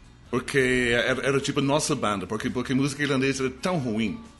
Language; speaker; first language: Portuguese; non-native, fluent; English